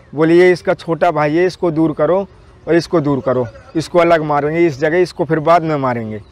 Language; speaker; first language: Hindi; native; Hindi